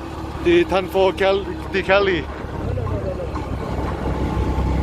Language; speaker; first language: Vietnamese; non-native, learner; English